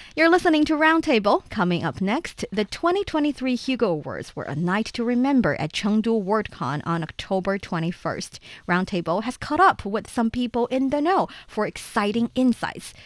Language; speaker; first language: English; non-native, fluent; Chinese